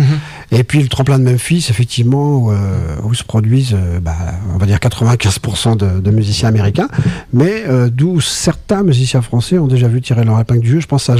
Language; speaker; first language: French; native; French